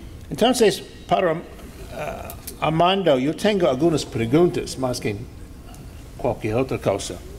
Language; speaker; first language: Spanish; non-native, learner; English